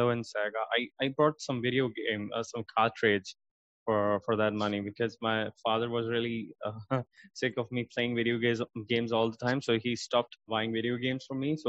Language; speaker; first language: English; non-native, local second language; Urdu